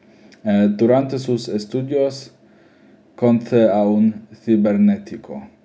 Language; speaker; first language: Spanish; non-native, learner; German